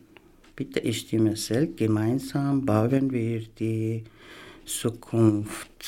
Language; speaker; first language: German; non-native, learner; Persian